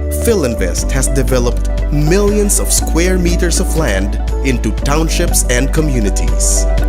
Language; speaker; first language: English; non-native, local second language; Filipino